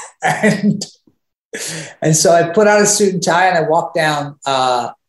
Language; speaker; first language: English; native; English